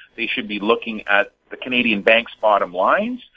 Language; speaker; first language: English; native; English